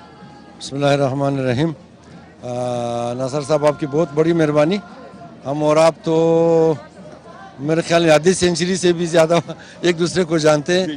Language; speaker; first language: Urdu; non-native, local second language; Hazaragi